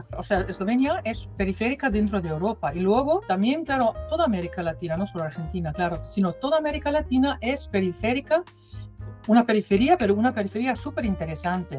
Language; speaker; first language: Spanish; non-native, fluent; Slovenian